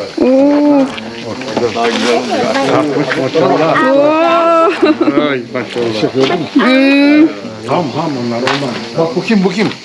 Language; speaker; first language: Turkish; non-native, learner; Thai